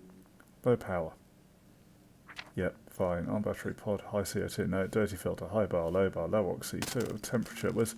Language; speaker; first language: English; native; English